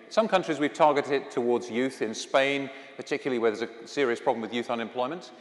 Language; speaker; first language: English; native; English